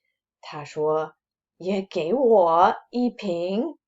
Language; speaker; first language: Chinese; non-native, fluent; English